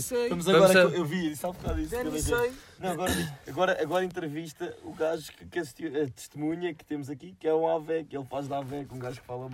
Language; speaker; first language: Portuguese; native; Portuguese